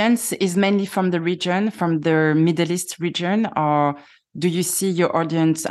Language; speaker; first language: English; non-native, fluent; French